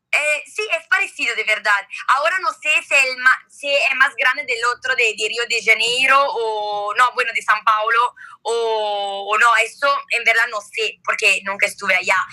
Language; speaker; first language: Spanish; non-native, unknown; Italian